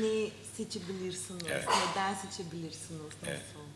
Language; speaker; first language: Turkish; non-native, learner; Macedonian